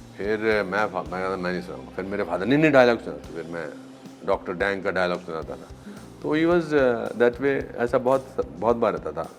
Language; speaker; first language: Hindi; native; Hindi